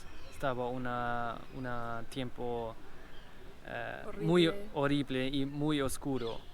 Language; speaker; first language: Spanish; non-native, learner; German